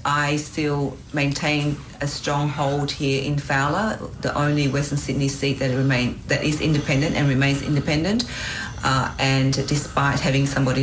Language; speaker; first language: English; non-native, local second language; Vietnamese